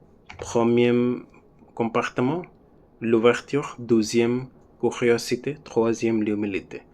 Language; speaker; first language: French; non-native, learner; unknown